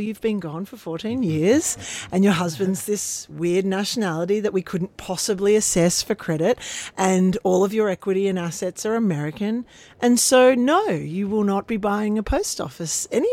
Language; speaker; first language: English; native; English